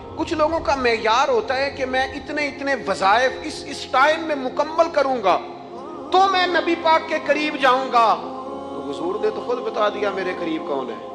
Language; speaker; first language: Urdu; non-native, local second language; Punjabi